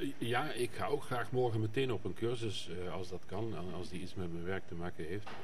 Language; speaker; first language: Dutch; native; Dutch